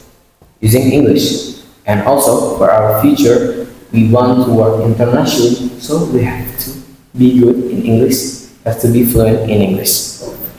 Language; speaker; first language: English; non-native, learner; Indonesian